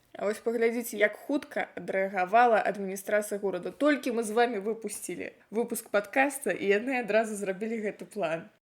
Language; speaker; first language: Belarusian; non-native, local second language; Russian